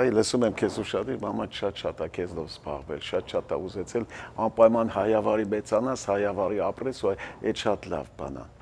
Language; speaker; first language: Armenian; native; Armenian